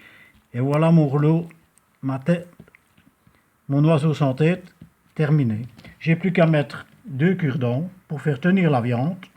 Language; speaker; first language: French; native; French